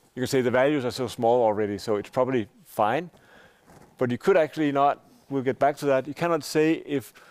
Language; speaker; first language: English; non-native, fluent; Danish